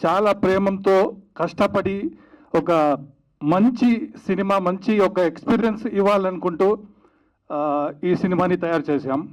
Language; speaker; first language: Telugu; non-native, learner; Kannada